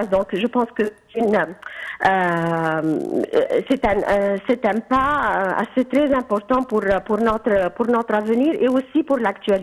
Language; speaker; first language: French; non-native, fluent; Arabic